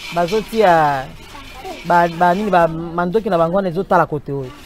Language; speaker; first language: Lingala; native; Lingala